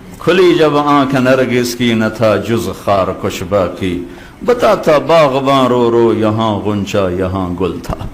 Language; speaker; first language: Urdu; non-native, local second language; Punjabi